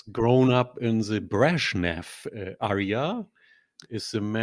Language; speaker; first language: English; non-native, learner; German